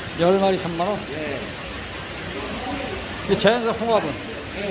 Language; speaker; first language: Korean; native; Korean